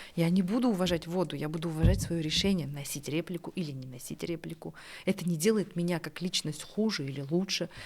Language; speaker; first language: Russian; non-native, local second language; Kazakh